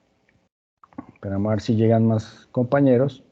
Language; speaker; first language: Spanish; native; Spanish